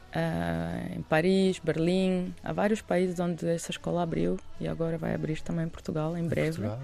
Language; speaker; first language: Portuguese; non-native, fluent; Russian